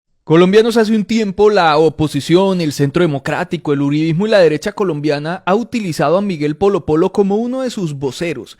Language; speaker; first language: Spanish; native; Spanish